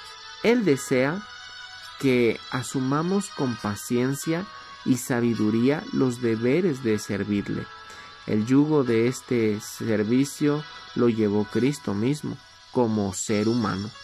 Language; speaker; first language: Spanish; native; Spanish